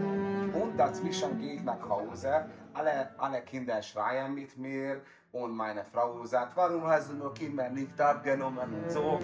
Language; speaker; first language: German; non-native, fluent; Hungarian